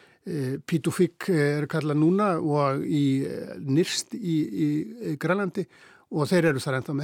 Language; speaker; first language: Icelandic; native; Icelandic